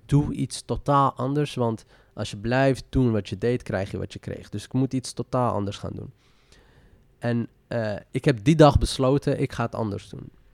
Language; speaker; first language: Dutch; early bilingual, other home language; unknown